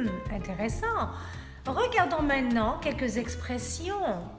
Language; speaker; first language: French; native; French